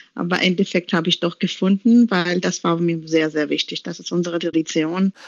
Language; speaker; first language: German; non-native, learner; Romanian